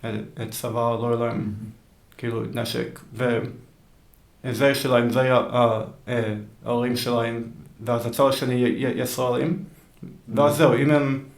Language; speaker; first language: Hebrew; early bilingual, heritage; Hebrew